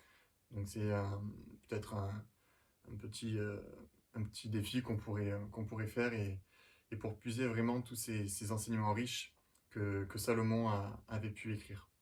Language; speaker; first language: French; native; French